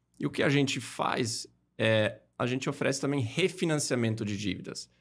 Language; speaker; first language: Portuguese; non-native, fluent; German